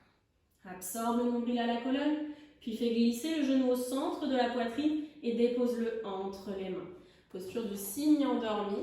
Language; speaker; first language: French; native; French